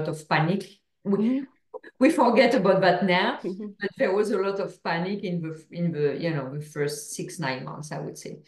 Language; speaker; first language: English; non-native, fluent; French